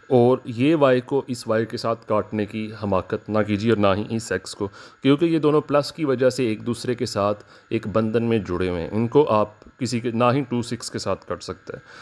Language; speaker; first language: Urdu; native; Urdu